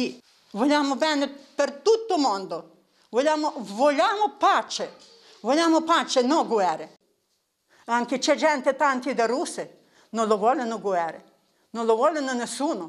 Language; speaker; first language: Italian; non-native, learner; Ukrainian